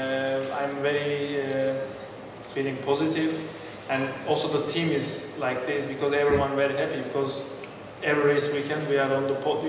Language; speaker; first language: English; non-native, learner; Turkish